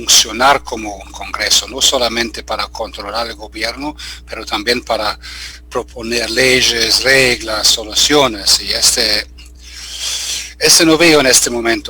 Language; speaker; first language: Spanish; non-native, fluent; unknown